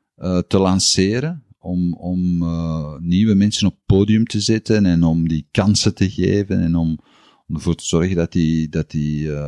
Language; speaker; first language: Dutch; native; Dutch